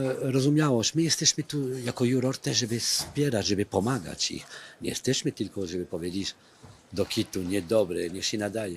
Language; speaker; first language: Polish; non-native, fluent; French